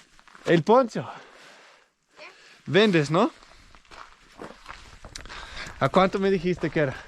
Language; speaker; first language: Spanish; non-native, learner; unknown